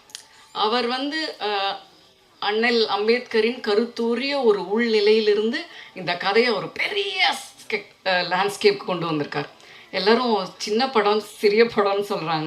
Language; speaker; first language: Tamil; native; Tamil